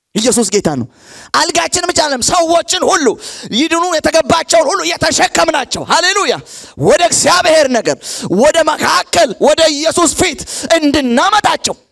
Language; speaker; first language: Amharic; native; Amharic